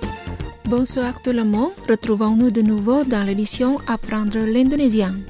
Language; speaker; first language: French; non-native, fluent; Indonesian